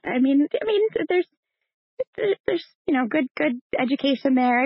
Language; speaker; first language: English; native; English